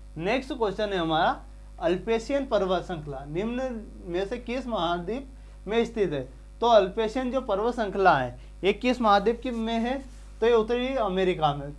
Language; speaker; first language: Hindi; native; Hindi